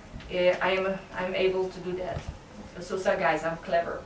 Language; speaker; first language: English; non-native, fluent; Dutch